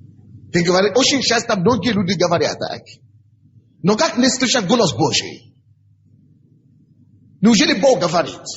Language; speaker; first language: Russian; non-native, fluent; Yoruba